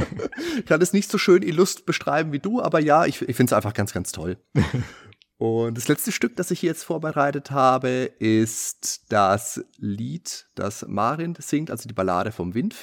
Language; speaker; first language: German; native; German